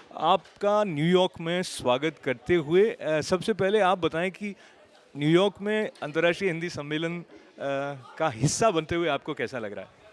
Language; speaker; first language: Hindi; native; Hindi